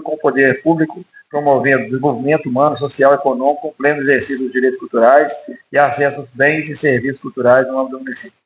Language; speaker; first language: Portuguese; native; Portuguese